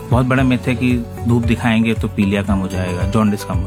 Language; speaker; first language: Hindi; native; Hindi